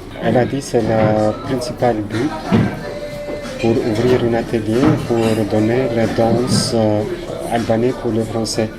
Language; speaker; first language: French; non-native, fluent; Albanian